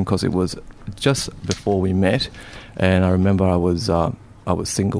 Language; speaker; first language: English; non-native, local second language; Cantonese